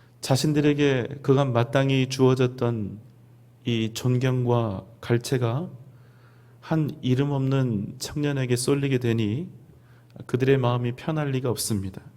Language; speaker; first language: Korean; native; Korean